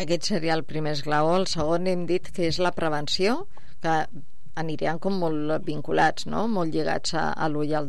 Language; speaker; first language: Catalan; native; Catalan